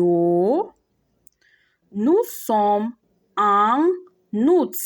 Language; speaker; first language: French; non-native, fluent; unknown